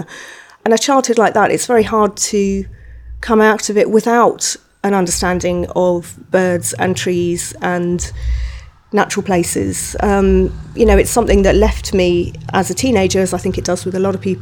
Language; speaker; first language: English; native; English